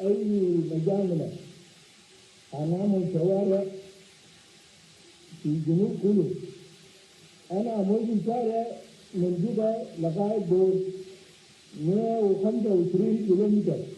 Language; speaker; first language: Arabic; non-native, local second language; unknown